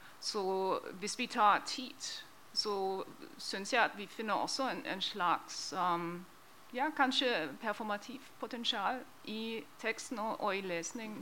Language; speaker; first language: Norwegian; non-native, fluent; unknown